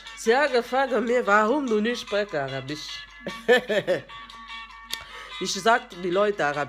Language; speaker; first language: German; non-native, learner; French